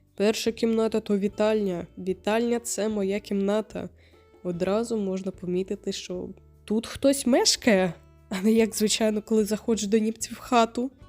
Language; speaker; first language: Ukrainian; non-native, local second language; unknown